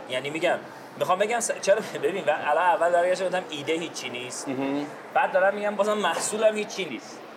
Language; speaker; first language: Persian; non-native, local second language; Azerbaijani